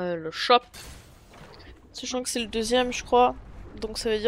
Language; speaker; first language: French; native; French